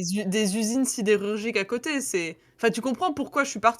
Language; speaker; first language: French; native; French